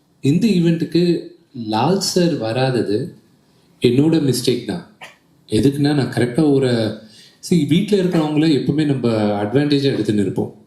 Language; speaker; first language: Tamil; early bilingual, heritage; Telugu